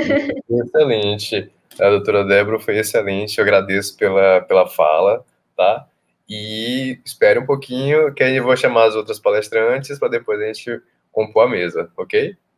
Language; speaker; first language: Portuguese; native; Portuguese